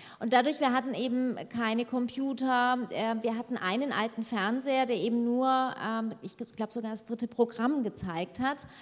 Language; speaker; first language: German; early bilingual, other home language; Turkish